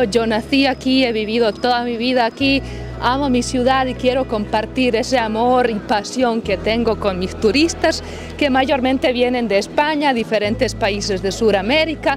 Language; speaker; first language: Spanish; non-native, fluent; Bosnian